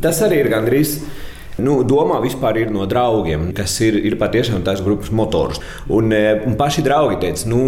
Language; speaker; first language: Latvian; non-native, fluent; Spanish